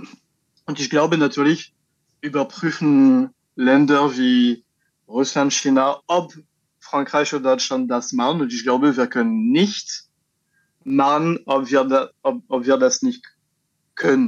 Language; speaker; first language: German; non-native, fluent; French